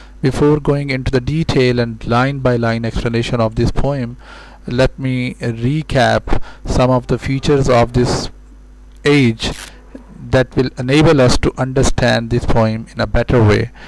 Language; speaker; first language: English; non-native, local second language; Urdu